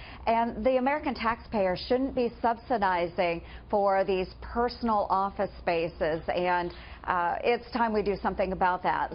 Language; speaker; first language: English; native; English